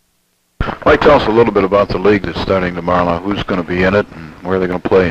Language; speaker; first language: English; native; English